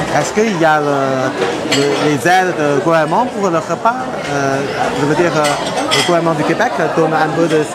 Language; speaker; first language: French; non-native, learner; Chinese